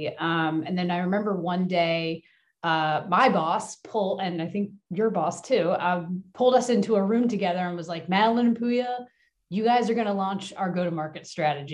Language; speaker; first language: English; native; English